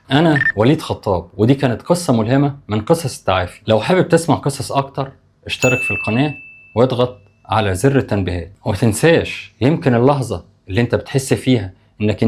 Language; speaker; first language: Arabic; native; Arabic